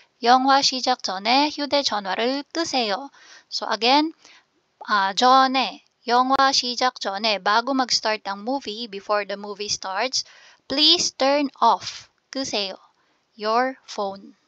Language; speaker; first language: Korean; non-native, fluent; Filipino